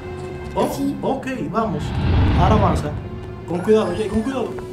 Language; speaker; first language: Spanish; native; Spanish